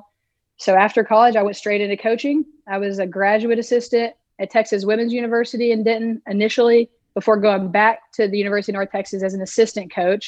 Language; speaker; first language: English; native; English